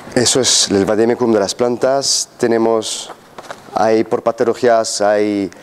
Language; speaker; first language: Spanish; non-native, fluent; French